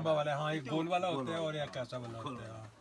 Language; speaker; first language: Hindi; native; Hindi